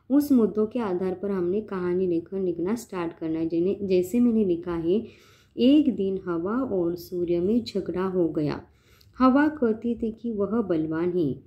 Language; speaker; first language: Hindi; non-native, local second language; Marathi